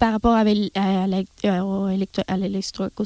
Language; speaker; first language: French; non-native, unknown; Spanish